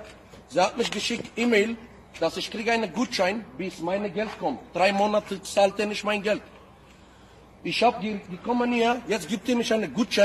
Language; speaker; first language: German; non-native, learner; Bulgarian